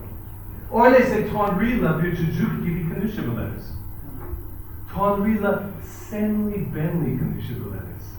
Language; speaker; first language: Turkish; non-native, fluent; English